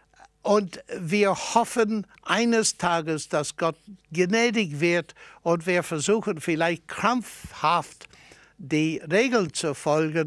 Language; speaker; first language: German; non-native, fluent; English